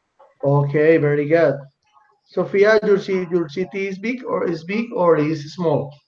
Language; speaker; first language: English; non-native, fluent; Spanish